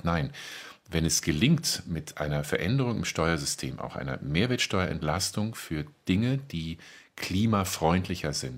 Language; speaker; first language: German; native; German